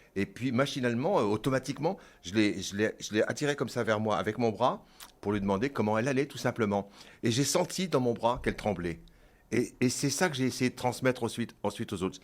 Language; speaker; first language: French; early bilingual, other home language; Kabyle